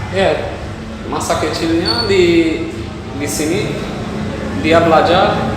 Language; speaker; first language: Indonesian; non-native, fluent; Portuguese